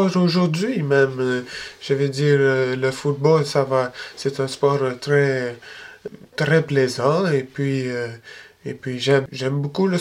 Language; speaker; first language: French; early bilingual, other home language; Spanish